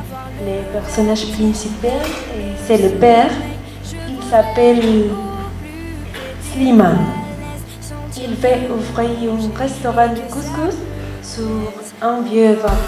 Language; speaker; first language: French; non-native, learner; Spanish